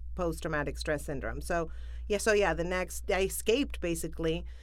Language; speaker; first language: English; non-native, fluent; Spanish